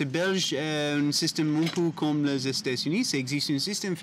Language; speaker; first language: French; non-native, learner; English